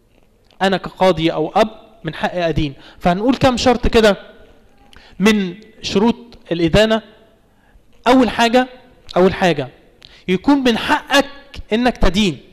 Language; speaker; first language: Arabic; native; Arabic